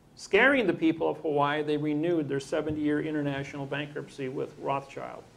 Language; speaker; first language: English; native; English